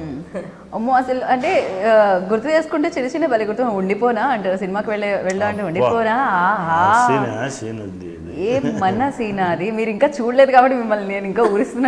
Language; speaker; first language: Telugu; native; Telugu